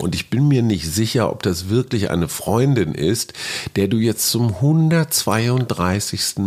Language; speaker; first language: German; native; German